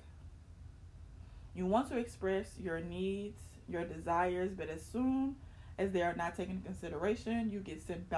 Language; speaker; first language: English; native; English